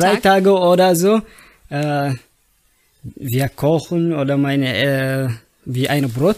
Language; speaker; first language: German; non-native, learner; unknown